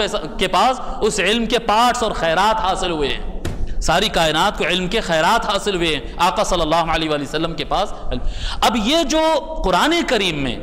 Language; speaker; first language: Urdu; native; Urdu